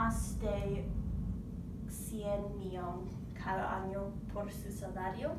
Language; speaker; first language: Spanish; non-native, learner; English